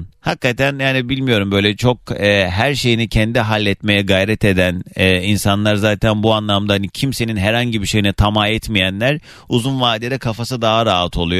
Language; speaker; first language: Turkish; native; Turkish